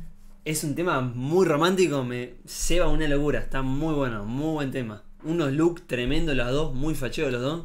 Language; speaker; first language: Spanish; native; Spanish